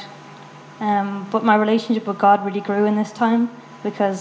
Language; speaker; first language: English; native; English